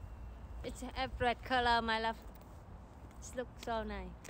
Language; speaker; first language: English; non-native, learner; Vietnamese